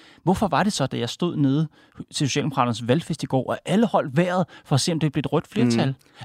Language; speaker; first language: Danish; native; Danish